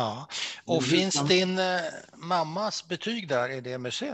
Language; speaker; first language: Swedish; native; Swedish